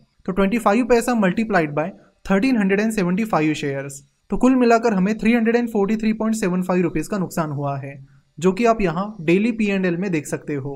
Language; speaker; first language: Hindi; non-native, local second language; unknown